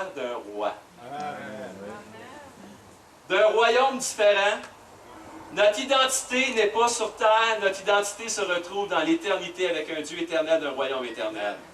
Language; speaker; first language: French; native; French